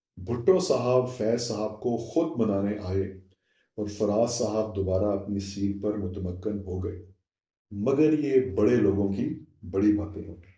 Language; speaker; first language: Urdu; non-native, local second language; Saraiki